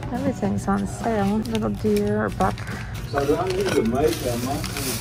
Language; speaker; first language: English; native; English